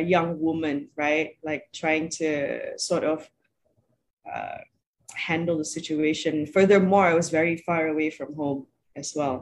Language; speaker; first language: English; non-native, local second language; Malay